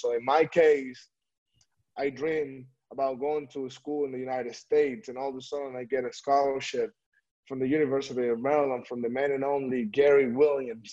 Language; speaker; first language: English; non-native, fluent; Spanish